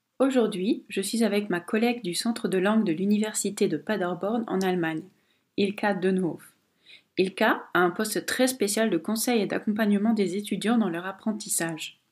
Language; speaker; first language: French; native; French